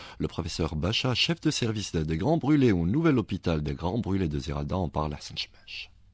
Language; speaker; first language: French; non-native, local second language; Arabic